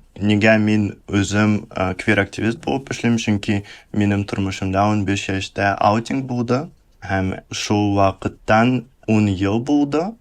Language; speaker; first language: Tatar; early bilingual, heritage; Russian